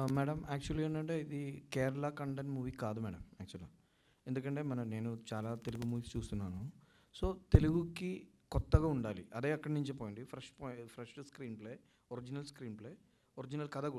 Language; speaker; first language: Telugu; non-native, learner; Malayalam